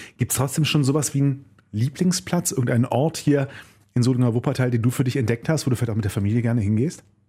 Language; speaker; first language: German; native; German